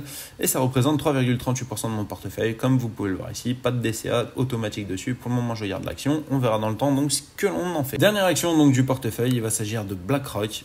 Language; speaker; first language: French; native; French